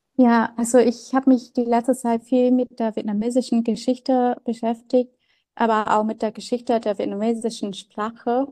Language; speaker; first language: German; non-native, fluent; Vietnamese